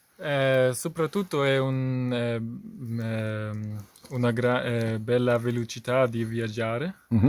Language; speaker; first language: Italian; non-native, learner; German